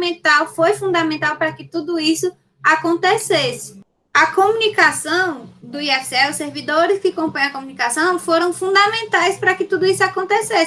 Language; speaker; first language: Portuguese; native; Portuguese